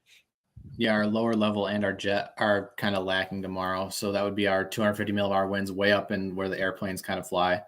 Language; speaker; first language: English; native; English